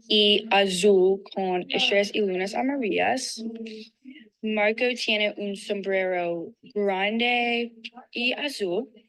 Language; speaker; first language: Spanish; non-native, learner; English